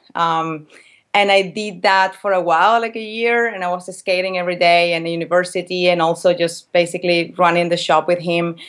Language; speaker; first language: English; non-native, fluent; Spanish